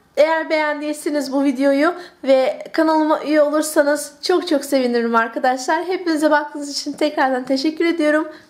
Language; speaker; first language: Turkish; early bilingual, heritage; Turkish